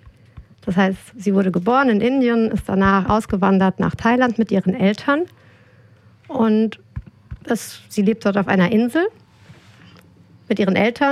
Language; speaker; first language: German; native; German